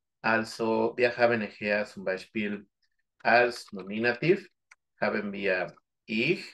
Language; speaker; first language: German; non-native, fluent; Spanish